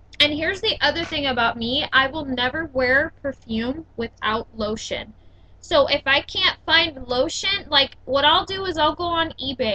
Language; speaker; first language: English; native; English